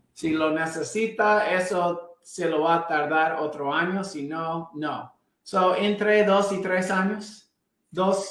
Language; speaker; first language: Spanish; non-native, fluent; English